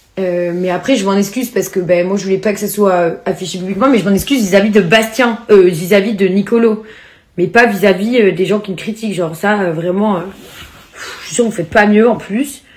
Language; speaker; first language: French; native; French